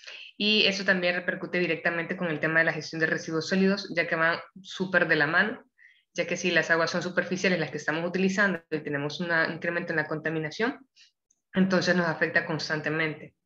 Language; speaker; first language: Spanish; native; Spanish